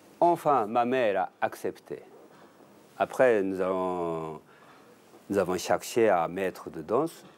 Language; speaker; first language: French; non-native, learner; Japanese